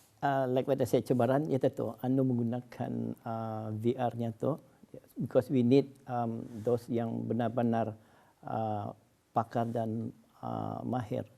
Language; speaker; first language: Malay; native; Malay